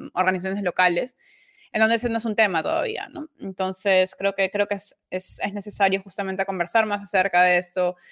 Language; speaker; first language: Spanish; native; Spanish